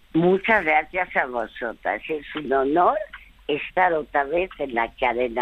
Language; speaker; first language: Spanish; early bilingual, other home language; French